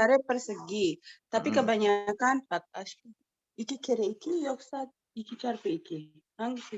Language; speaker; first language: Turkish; non-native, fluent; Indonesian